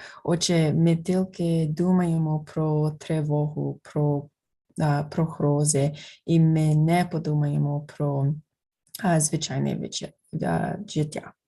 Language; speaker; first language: Ukrainian; non-native, fluent; English